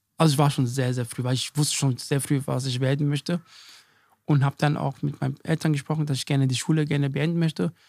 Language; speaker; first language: German; early bilingual, other home language; Akan